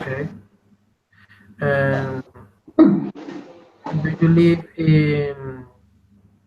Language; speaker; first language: English; non-native, learner; Spanish